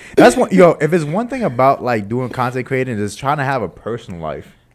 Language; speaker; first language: English; native; English